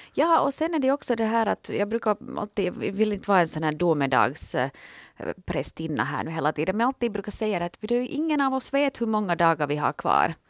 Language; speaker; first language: Swedish; native; Swedish